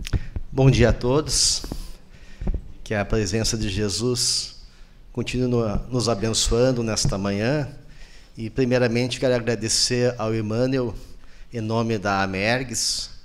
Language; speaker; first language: Portuguese; native; Portuguese